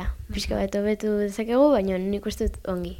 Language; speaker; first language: Basque; non-native, local second language; Spanish